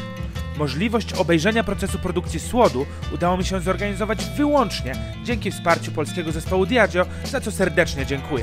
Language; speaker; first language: Polish; native; Polish